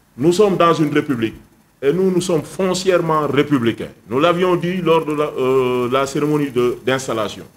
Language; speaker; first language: French; non-native, local second language; Wolof